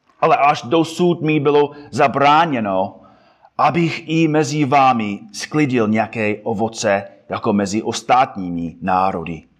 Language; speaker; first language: Czech; non-native, fluent; English